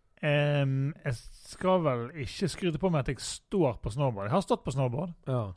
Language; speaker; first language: Norwegian; native; Norwegian